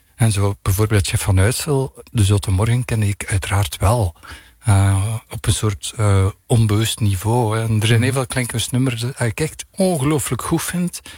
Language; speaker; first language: Dutch; native; Dutch